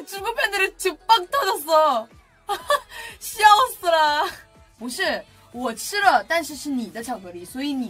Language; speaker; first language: Chinese; non-native, fluent; Korean